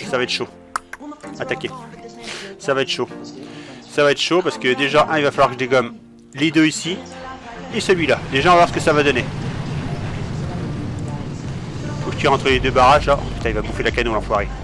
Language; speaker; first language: French; native; French